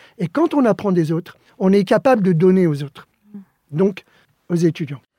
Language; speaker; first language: French; early bilingual, other home language; Spanish